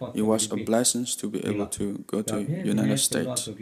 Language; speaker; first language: English; non-native, fluent; Burmese